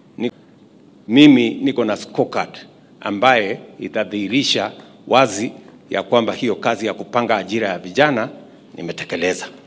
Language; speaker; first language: Swahili; non-native, local second language; Kalenjin